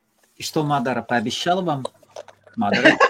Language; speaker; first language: Russian; non-native, local second language; Latvian